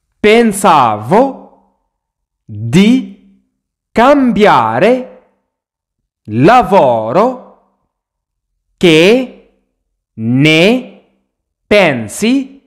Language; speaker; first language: Italian; non-native, fluent; Arabic